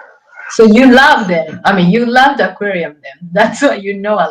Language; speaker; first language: English; non-native, fluent; Japanese